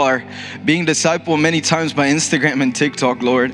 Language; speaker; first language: English; non-native, fluent; Spanish